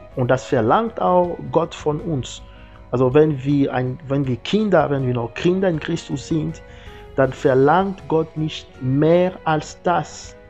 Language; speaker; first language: German; non-native, learner; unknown